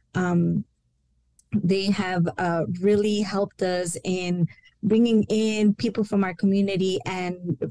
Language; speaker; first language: English; early bilingual, other home language; Spanish